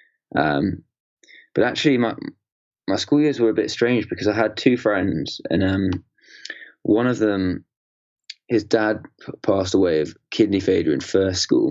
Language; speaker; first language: English; native; English